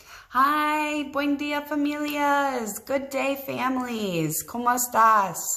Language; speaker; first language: Spanish; non-native, learner; English